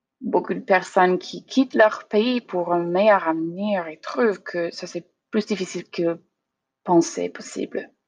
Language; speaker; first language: French; non-native, learner; English